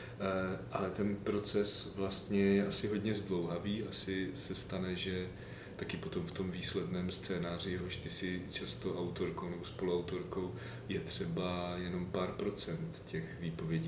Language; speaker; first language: Czech; native; Czech